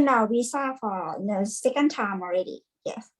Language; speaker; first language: English; non-native, learner; Thai